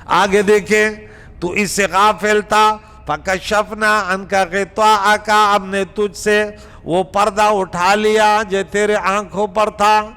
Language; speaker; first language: Urdu; non-native, local second language; Pashto